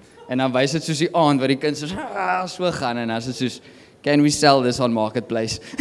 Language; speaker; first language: Afrikaans; native; Afrikaans